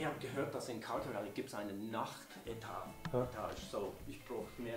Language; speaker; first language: German; non-native, learner; English